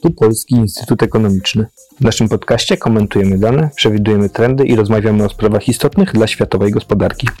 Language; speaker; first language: Polish; native; Polish